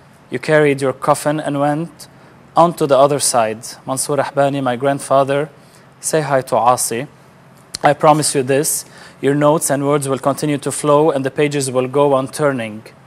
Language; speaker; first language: English; non-native, local second language; Arabic